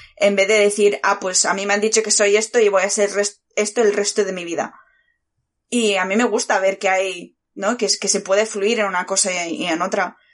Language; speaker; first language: Spanish; early bilingual, other home language; Bulgarian